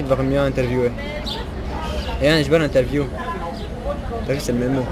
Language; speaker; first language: French; early bilingual, other home language; Kurdish